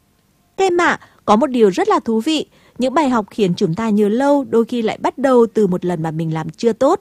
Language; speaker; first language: Vietnamese; native; Vietnamese